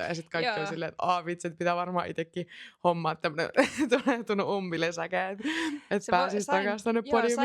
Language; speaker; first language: Finnish; native; Finnish